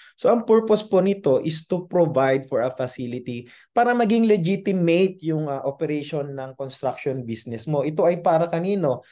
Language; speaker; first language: Filipino; non-native, local second language; Iloko